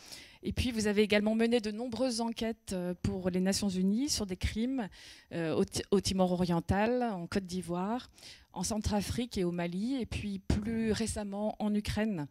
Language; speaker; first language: French; native; French